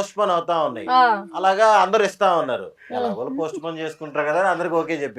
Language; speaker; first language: Telugu; native; Telugu